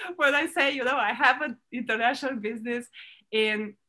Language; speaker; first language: English; non-native, fluent; Romanian